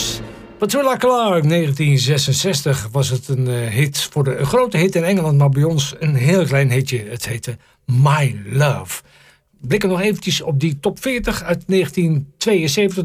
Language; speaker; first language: Dutch; native; Dutch